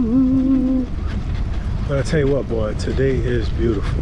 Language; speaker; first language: English; native; English